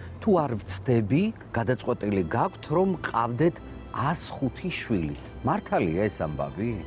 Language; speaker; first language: Georgian; native; Georgian